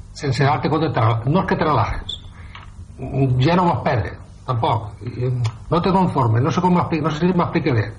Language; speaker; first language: Catalan; native; Catalan